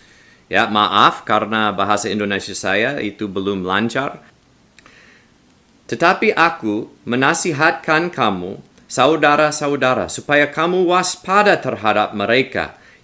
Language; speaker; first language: Indonesian; non-native, learner; English